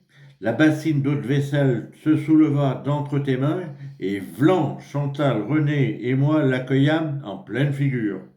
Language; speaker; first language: French; native; French